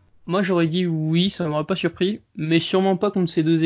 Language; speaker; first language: French; native; French